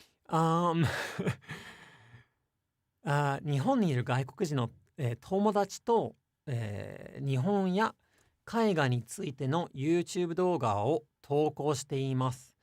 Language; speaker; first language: Japanese; non-native, fluent; English